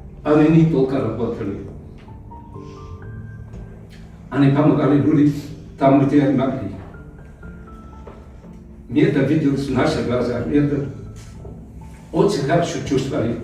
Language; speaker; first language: Russian; non-native, learner; Dutch